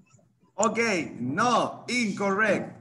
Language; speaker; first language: English; non-native, fluent; Spanish